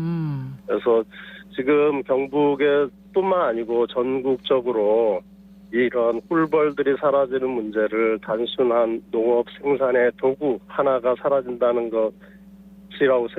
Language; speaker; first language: Korean; native; Korean